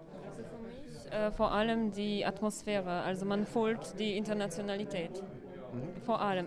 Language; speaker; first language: German; non-native, fluent; Polish